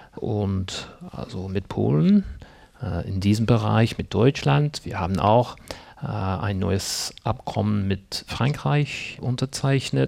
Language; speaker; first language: German; non-native, fluent; English